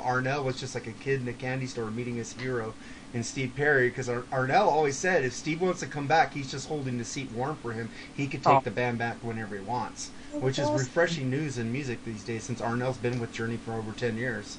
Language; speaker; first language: English; native; English